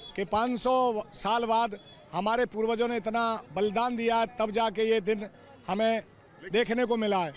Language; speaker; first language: Hindi; native; Hindi